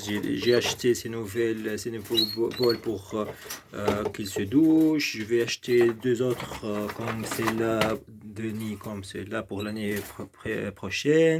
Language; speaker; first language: French; non-native, local second language; Arabic